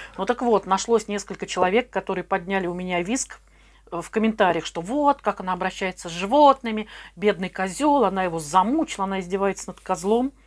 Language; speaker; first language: Russian; native; Russian